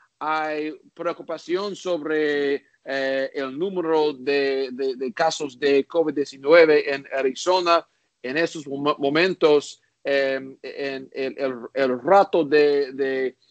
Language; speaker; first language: Spanish; non-native, learner; English